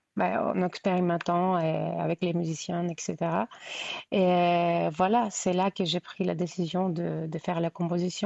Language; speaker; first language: French; non-native, fluent; Greek